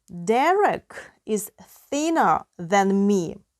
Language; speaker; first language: English; non-native, fluent; Ukrainian